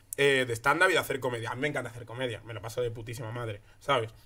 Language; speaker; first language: Spanish; native; Spanish